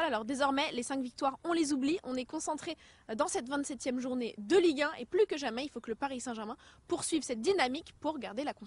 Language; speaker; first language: French; native; French